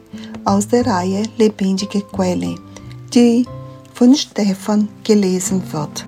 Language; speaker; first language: German; non-native, fluent; Portuguese